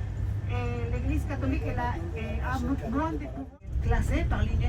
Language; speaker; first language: French; non-native, fluent; Spanish